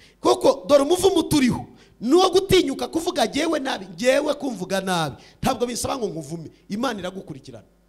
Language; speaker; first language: Kinyarwanda; early bilingual, heritage; Kinyarwanda